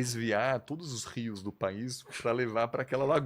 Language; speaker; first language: Portuguese; non-native, fluent; German